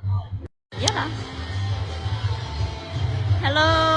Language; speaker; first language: French; early bilingual, other home language; Vietnamese